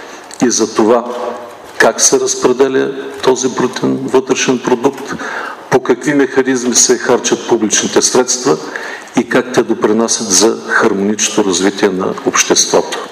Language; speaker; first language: Bulgarian; native; Bulgarian